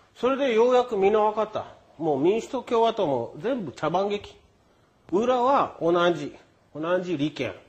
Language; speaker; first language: Japanese; non-native, fluent; English